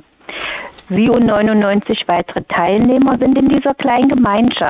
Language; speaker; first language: German; native; German